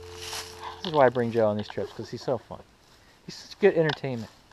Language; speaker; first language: English; native; English